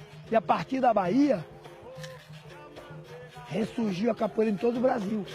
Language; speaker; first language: Portuguese; native; Portuguese